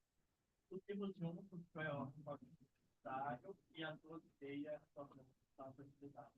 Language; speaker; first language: Portuguese; native; Portuguese